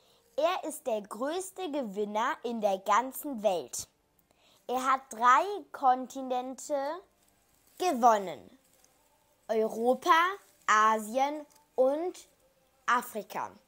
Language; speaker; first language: German; early bilingual, other home language; Macedonian